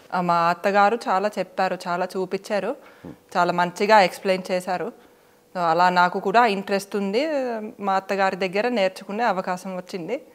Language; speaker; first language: Telugu; non-native, fluent; Finnish